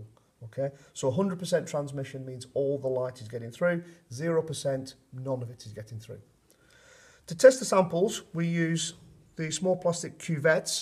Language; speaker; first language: English; native; English